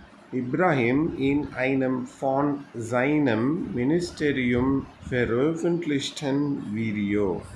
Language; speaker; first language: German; non-native, fluent; Tamil